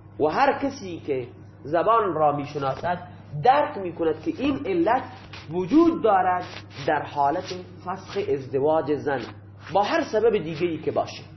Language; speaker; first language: Persian; non-native, local second language; Baluchi